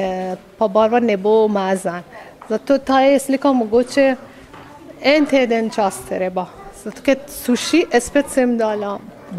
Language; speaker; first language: Slovenian; non-native, learner; Persian